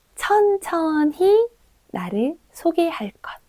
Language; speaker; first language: Korean; native; Korean